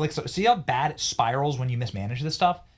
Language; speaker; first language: English; native; English